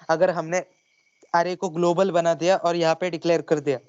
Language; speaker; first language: Hindi; non-native, local second language; Marathi